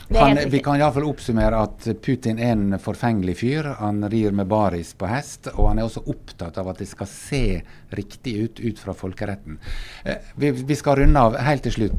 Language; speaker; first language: Norwegian; native; Norwegian